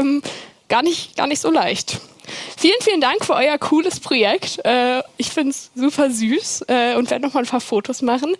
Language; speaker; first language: German; native; German